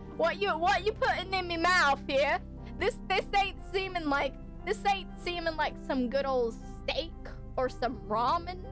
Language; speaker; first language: English; native; English